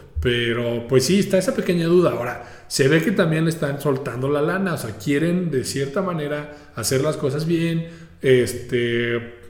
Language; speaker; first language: Spanish; native; Spanish